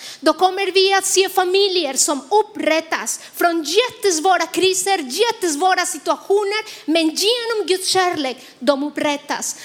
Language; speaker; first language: Swedish; non-native, fluent; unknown